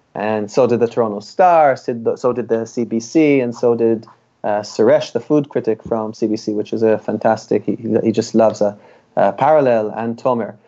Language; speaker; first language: English; early bilingual, other home language; Hebrew